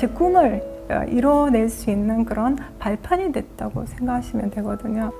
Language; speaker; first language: Korean; non-native, fluent; Azerbaijani